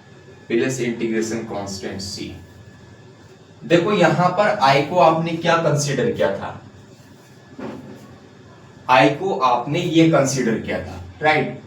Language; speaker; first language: Hindi; native; Hindi